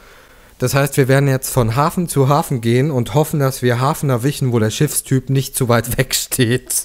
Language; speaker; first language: German; native; German